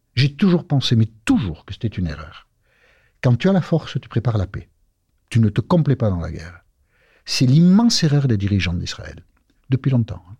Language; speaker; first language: French; non-native, local second language; Basque